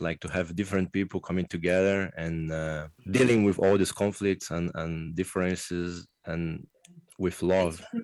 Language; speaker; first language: English; non-native, fluent; Portuguese